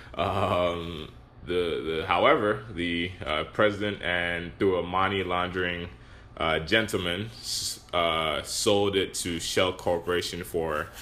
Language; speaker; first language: English; non-native, local second language; Yoruba